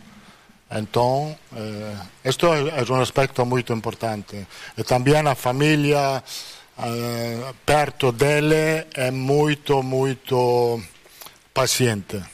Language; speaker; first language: Portuguese; non-native, fluent; Italian